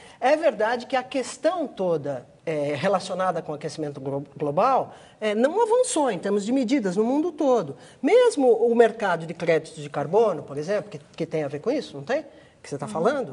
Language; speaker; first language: Portuguese; native; Portuguese